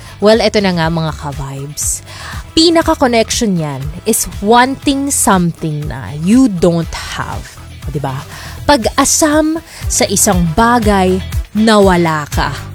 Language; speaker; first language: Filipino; native; Filipino